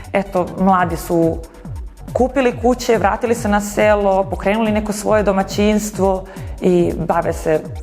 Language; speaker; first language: Bosnian; native; Bosnian